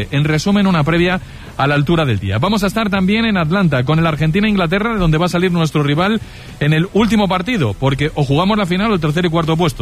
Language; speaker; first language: Spanish; native; Spanish